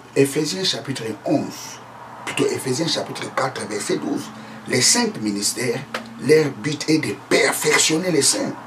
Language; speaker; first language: French; non-native, local second language; Lingala